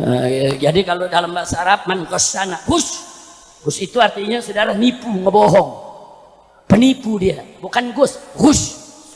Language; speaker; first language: Indonesian; native; Indonesian